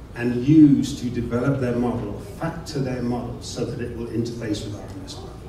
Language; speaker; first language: English; native; English